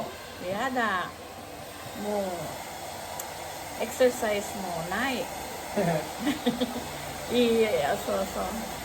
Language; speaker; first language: Japanese; non-native, learner; Filipino